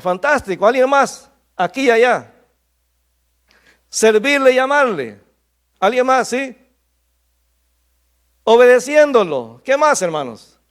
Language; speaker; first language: Spanish; native; Spanish